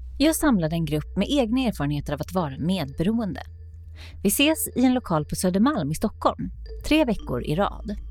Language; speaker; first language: Swedish; native; Swedish